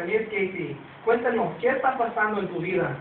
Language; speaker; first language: Spanish; non-native, learner; English